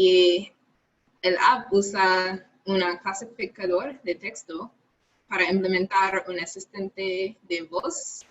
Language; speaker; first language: Spanish; non-native, learner; English